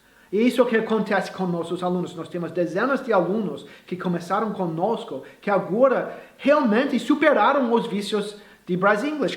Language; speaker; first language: Portuguese; non-native, fluent; English